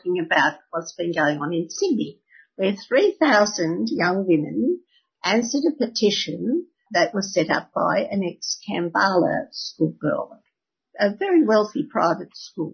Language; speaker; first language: English; native; English